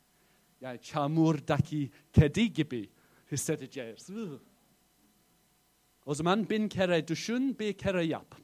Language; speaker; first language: Turkish; non-native, fluent; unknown